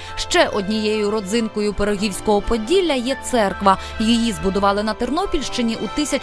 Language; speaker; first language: Ukrainian; native; Ukrainian